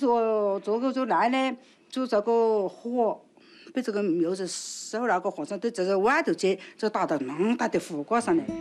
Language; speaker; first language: Chinese; native; Chinese